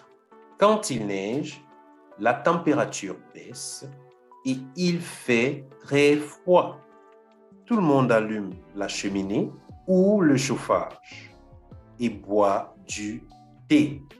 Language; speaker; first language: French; non-native, fluent; Portuguese